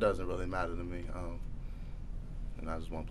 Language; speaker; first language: English; native; English